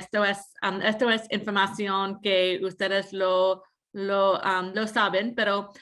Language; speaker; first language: Spanish; non-native, fluent; English